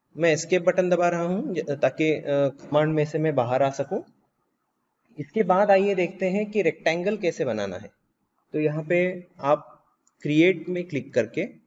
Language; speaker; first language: Hindi; native; Hindi